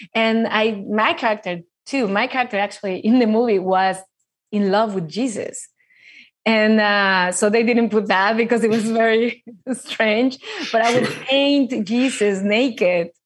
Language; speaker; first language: English; non-native, fluent; Spanish